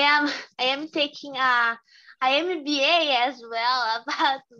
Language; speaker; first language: English; non-native, learner; Portuguese